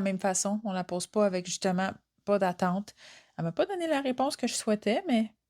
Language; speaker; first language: French; native; French